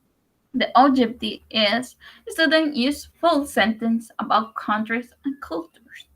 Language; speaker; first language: English; non-native, learner; Spanish